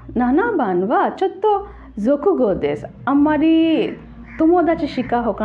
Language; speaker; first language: Japanese; non-native, learner; Bangla